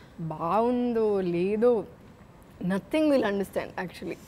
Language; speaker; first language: Telugu; non-native, fluent; Malayalam